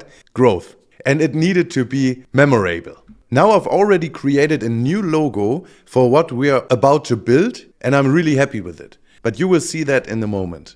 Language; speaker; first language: English; non-native, fluent; German